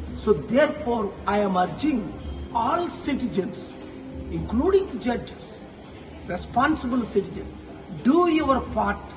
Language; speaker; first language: English; non-native, local second language; Telugu